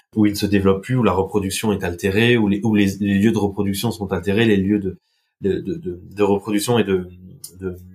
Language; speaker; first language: French; non-native, local second language; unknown